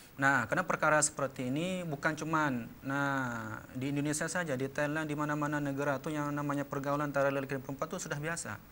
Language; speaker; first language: Malay; non-native, local second language; Achinese